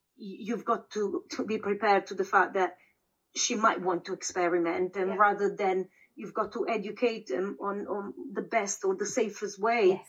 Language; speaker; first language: English; non-native, fluent; Italian